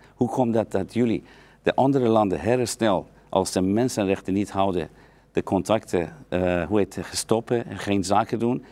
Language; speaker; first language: Dutch; non-native, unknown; Persian